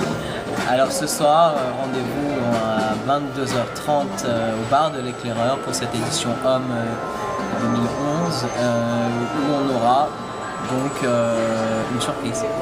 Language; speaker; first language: French; native; French